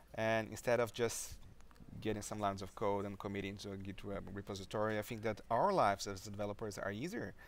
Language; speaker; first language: English; non-native, fluent; Portuguese